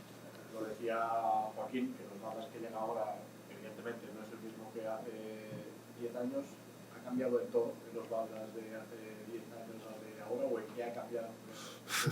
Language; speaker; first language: Spanish; native; Spanish